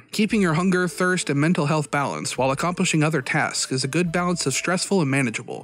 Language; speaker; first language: English; native; English